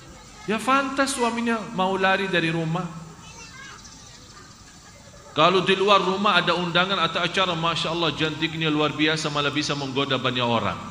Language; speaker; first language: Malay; non-native, fluent; Arabic